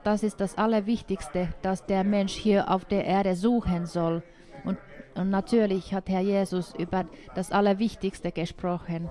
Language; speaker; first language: German; non-native, fluent; Finnish